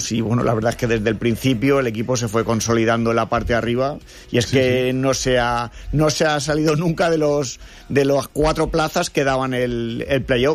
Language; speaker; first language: Spanish; native; Spanish